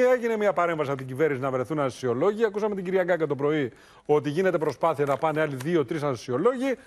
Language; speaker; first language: Greek; native; Greek